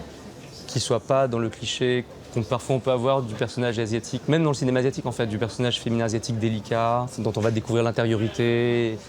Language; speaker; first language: French; native; French